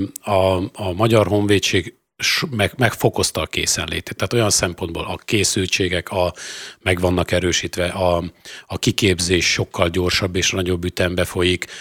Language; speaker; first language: Hungarian; native; Hungarian